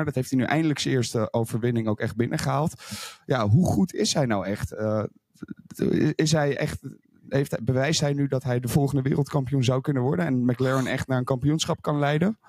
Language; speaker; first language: Dutch; native; Dutch